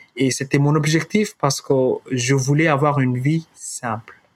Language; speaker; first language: French; non-native, fluent; Arabic